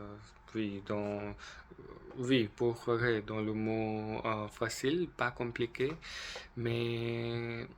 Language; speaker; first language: French; non-native, learner; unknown